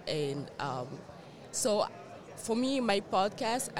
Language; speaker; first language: English; non-native, local second language; French